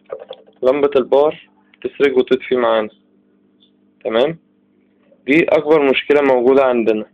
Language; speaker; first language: Arabic; native; Arabic